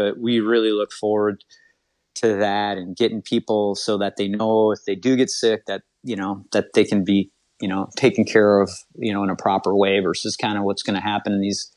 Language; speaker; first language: English; native; English